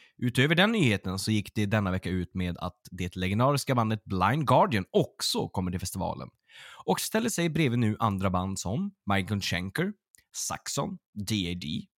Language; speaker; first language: Swedish; native; Swedish